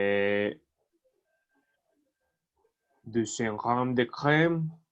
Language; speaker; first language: French; non-native, learner; Spanish